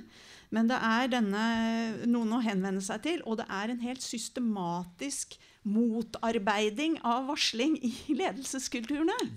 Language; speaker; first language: Norwegian; native; Norwegian